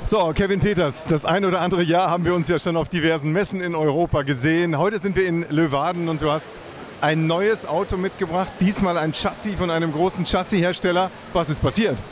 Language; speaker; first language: German; native; German